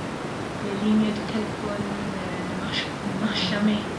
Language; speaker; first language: French; non-native, learner; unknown